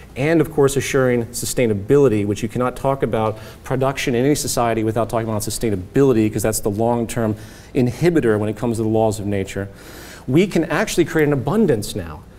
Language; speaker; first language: English; native; English